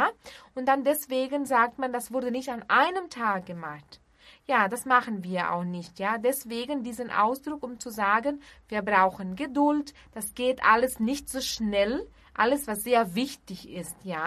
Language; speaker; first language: German; non-native, fluent; Portuguese